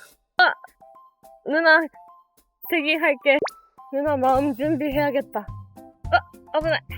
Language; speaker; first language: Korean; non-native, fluent; Japanese